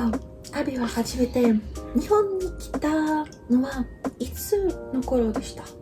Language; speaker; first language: Japanese; non-native, learner; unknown